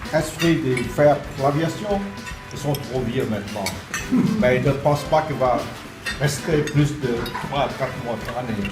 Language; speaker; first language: French; non-native, fluent; Vietnamese